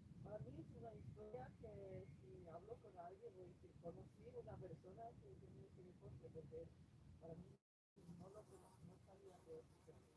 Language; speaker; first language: Spanish; non-native, fluent; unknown